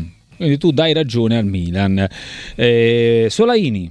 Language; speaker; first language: Italian; native; Italian